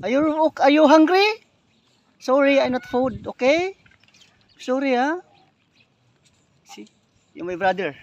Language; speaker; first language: English; non-native, learner; Filipino